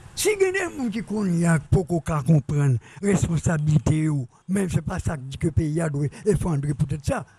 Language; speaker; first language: French; native; French